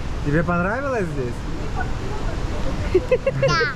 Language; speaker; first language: Russian; native; Russian